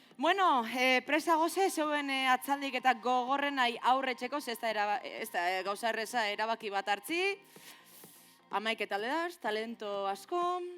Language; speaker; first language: Basque; native; Basque